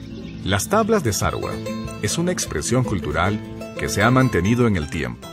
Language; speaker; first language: Spanish; native; Spanish